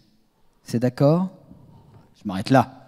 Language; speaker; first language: French; native; French